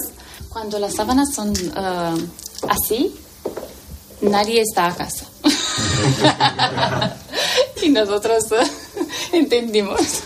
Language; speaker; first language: Spanish; non-native, learner; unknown